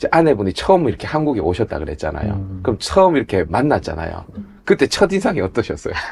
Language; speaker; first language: Korean; native; Korean